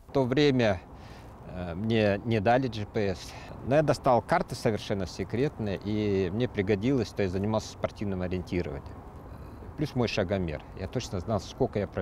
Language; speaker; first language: Russian; native; Russian